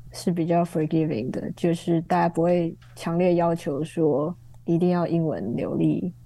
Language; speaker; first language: Chinese; native; Chinese